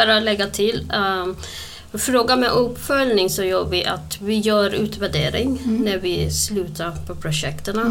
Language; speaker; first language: Swedish; non-native, fluent; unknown